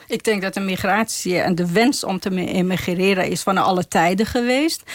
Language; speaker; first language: Dutch; non-native, fluent; Persian